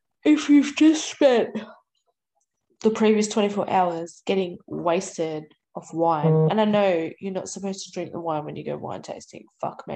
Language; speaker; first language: English; native; English